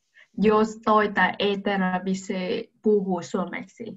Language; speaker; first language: Finnish; non-native, learner; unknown